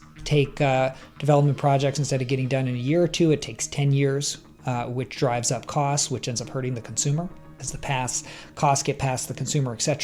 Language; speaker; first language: English; native; English